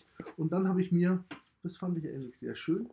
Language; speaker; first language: German; native; German